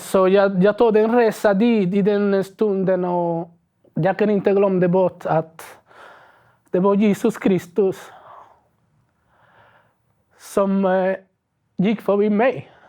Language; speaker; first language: Swedish; non-native, learner; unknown